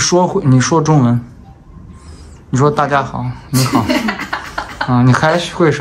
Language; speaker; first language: Chinese; native; Chinese